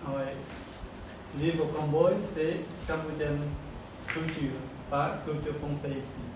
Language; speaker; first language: French; non-native, learner; Khmer